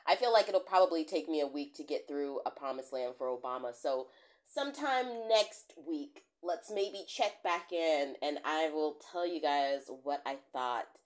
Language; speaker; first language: English; native; English